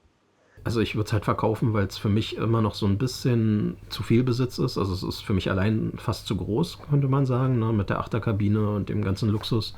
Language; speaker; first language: German; native; German